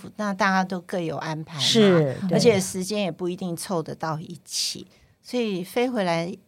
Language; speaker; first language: Chinese; non-native, local second language; Cantonese